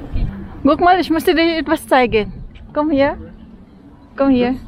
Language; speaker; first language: German; non-native, learner; Filipino